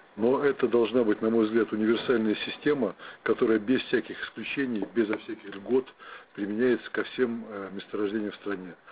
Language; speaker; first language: Russian; native; Russian